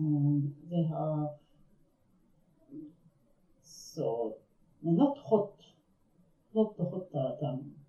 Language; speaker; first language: English; non-native, learner; Japanese